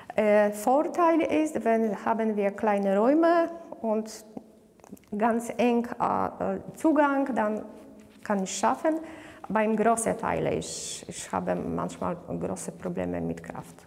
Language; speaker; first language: German; non-native, learner; Polish